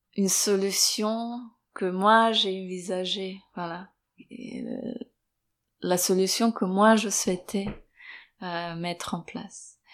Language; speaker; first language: French; non-native, fluent; Serbian